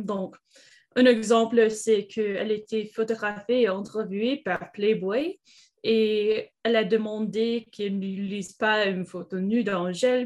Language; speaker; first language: French; non-native, learner; English